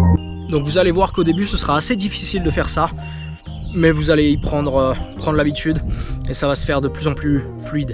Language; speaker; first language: French; native; French